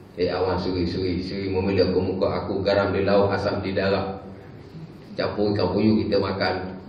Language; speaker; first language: Malay; native; Malay